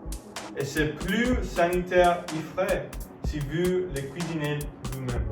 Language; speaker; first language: French; non-native, learner; English